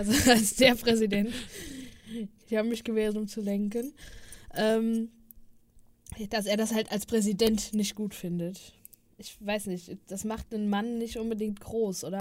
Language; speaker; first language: German; native; German